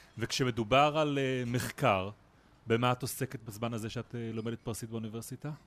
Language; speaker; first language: Hebrew; native; Hebrew